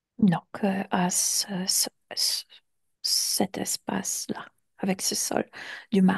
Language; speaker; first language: French; non-native, fluent; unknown